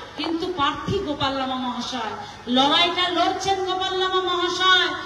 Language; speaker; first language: Bangla; non-native, local second language; Nepali